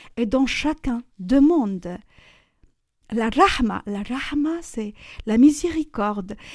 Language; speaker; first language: French; non-native, local second language; Arabic